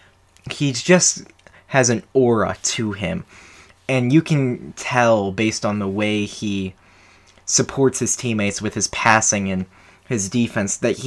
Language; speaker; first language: English; native; English